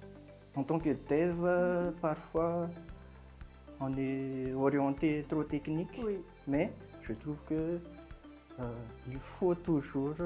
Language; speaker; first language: French; non-native, local second language; Malagasy